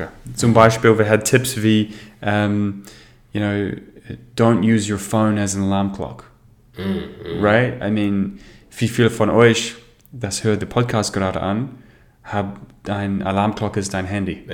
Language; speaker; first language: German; non-native, learner; English